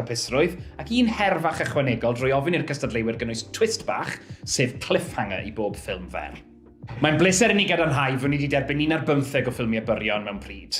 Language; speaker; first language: Welsh; native; Welsh